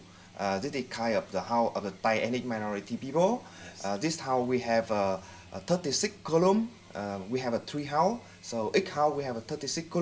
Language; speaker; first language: English; non-native, fluent; Vietnamese